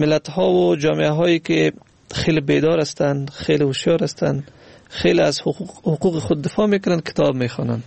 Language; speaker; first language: Persian; native; Persian